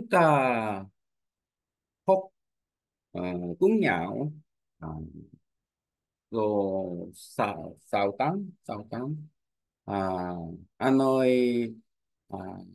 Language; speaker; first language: Vietnamese; non-native, learner; Korean